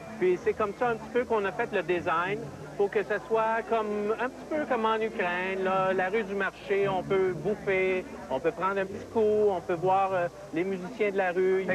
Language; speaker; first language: French; native; French